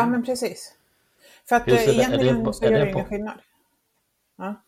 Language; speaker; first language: Swedish; non-native, fluent; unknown